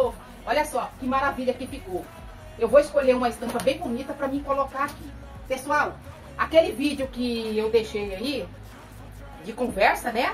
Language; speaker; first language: Portuguese; native; Portuguese